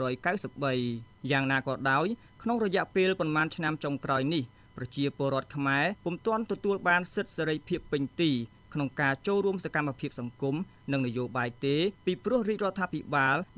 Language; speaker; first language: Khmer; native; Khmer